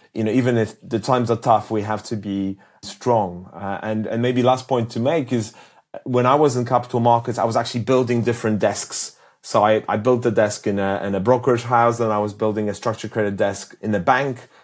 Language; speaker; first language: English; early bilingual, other home language; Polish